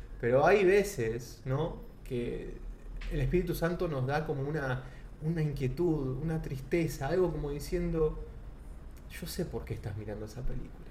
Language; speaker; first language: Spanish; native; Spanish